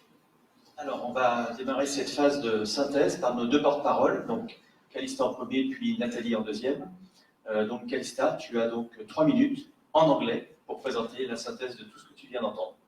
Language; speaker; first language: French; native; French